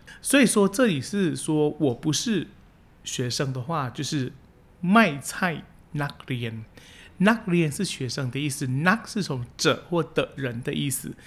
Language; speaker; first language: Chinese; early bilingual, heritage; Chinese